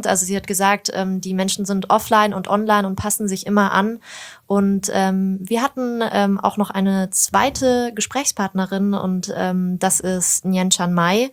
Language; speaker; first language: German; native; German